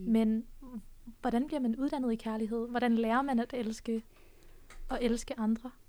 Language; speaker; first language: Danish; early bilingual, other home language; Persian